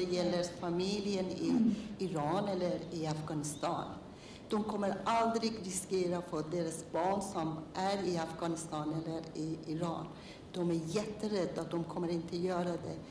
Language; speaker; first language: Swedish; non-native, learner; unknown